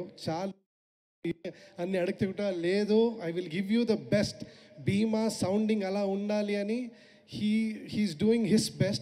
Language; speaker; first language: Telugu; non-native, learner; Kannada